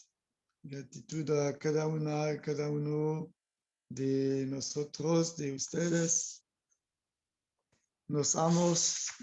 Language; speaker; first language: Spanish; non-native, learner; French